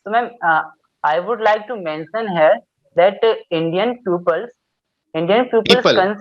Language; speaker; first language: English; non-native, learner; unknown